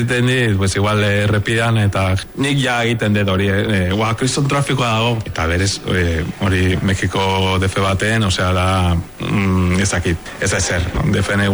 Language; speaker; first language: Basque; non-native, fluent; Spanish